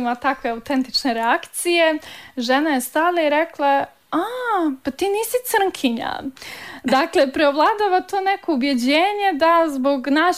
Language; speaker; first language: Serbian; native; Serbian